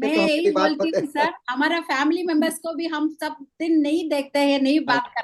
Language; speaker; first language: Hindi; non-native, local second language; Malayalam